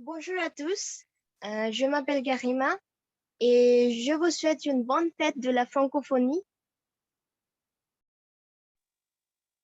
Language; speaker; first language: French; non-native, fluent; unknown